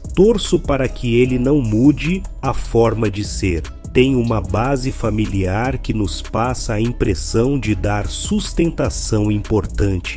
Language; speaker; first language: Portuguese; native; Portuguese